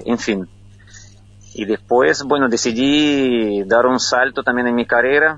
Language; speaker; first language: Spanish; non-native, fluent; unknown